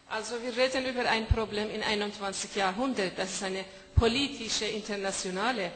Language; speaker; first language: German; non-native, fluent; Persian